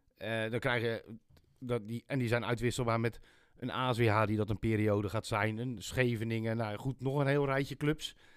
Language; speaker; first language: Dutch; native; Dutch